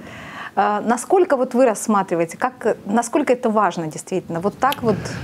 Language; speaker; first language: Russian; native; Russian